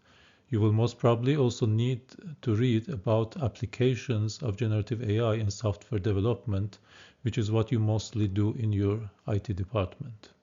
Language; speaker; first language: English; non-native, fluent; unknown